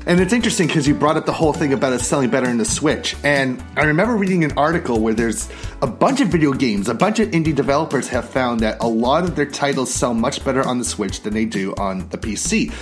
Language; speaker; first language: English; native; English